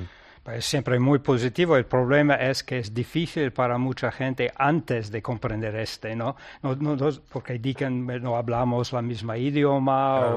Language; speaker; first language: Spanish; non-native, fluent; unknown